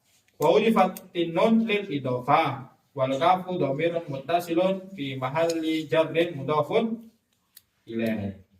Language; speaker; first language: Arabic; non-native, fluent; Indonesian